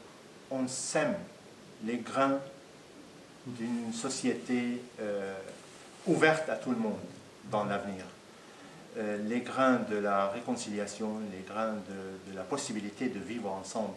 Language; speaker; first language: French; non-native, fluent; Arabic